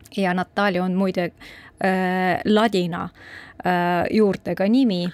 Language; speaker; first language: Estonian; non-native, local second language; Russian